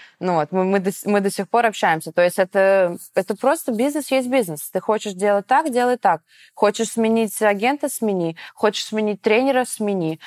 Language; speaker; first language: Russian; native; Russian